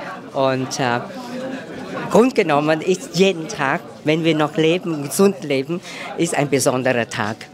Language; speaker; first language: German; non-native, fluent; Vietnamese